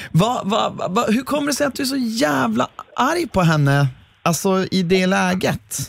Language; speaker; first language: Swedish; native; Swedish